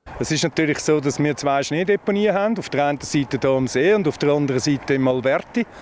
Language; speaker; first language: German; native; German